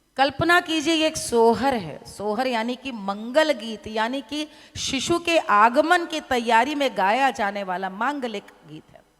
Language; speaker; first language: Hindi; native; Hindi